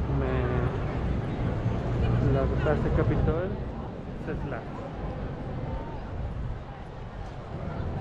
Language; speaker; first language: French; non-native, learner; Spanish